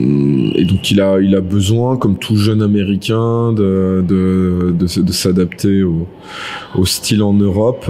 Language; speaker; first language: French; native; French